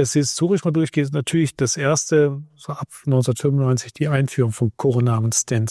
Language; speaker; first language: German; native; German